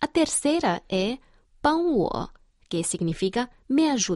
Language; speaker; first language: Portuguese; non-native, fluent; Chinese